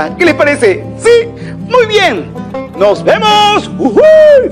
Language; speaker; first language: Spanish; native; Spanish